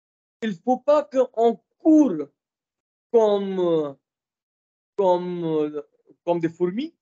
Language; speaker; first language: French; non-native, fluent; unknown